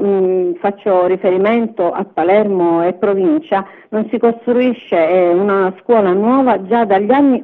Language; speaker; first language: Italian; native; Italian